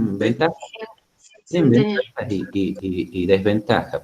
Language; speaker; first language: Spanish; native; Spanish